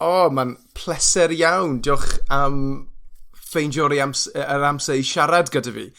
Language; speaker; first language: Welsh; non-native, fluent; English